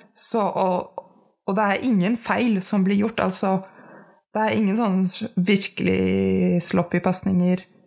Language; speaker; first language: Norwegian; native; Norwegian